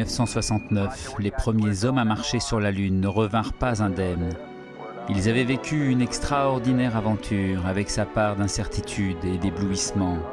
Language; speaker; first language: French; native; French